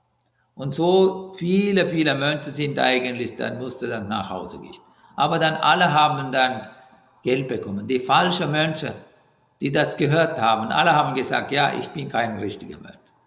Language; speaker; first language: German; non-native, learner; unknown